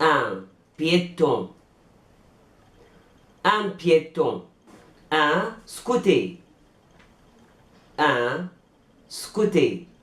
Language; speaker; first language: French; non-native, fluent; Arabic